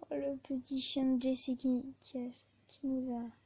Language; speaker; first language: French; native; French